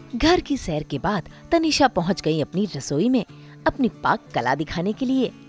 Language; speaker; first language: Hindi; native; Hindi